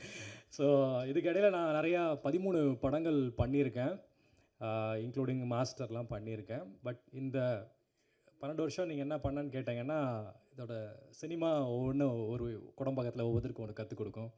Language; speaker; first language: Tamil; native; Tamil